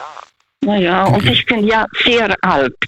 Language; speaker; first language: German; non-native, fluent; Russian